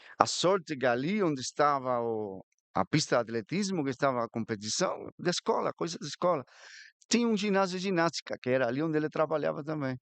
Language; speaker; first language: Portuguese; non-native, fluent; Spanish